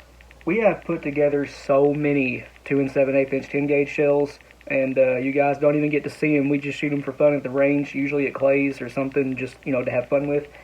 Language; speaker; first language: English; native; English